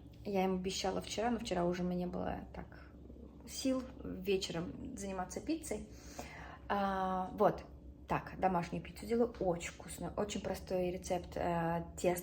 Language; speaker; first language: Russian; native; Russian